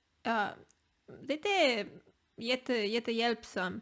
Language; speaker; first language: Swedish; non-native, learner; Spanish